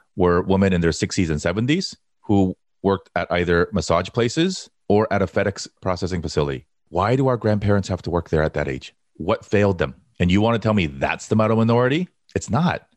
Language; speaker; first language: English; early bilingual, other home language; Korean